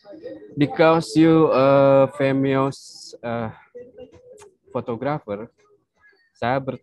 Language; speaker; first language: English; non-native, learner; Indonesian